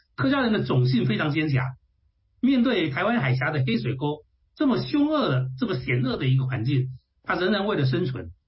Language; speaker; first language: Chinese; non-native, local second language; Hakka Chinese